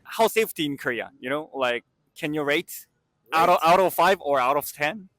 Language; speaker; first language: English; non-native, learner; Korean